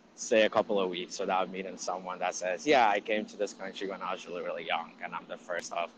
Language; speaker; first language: English; early bilingual, other home language; Akan